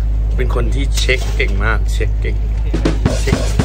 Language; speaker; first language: Thai; native; Thai